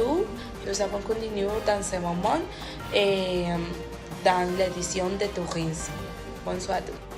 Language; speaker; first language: French; non-native, learner; Spanish